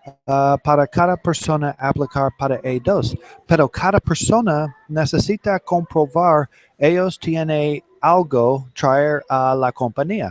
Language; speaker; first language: Spanish; non-native, learner; English